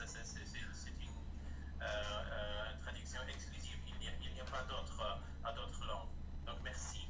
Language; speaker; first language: French; non-native, fluent; Polish